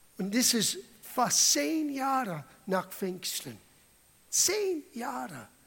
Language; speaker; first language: German; non-native, fluent; English